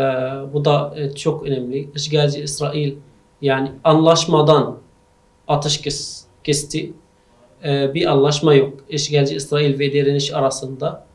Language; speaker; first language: Turkish; non-native, fluent; Arabic